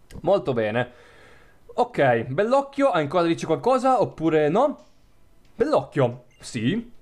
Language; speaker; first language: Italian; native; Italian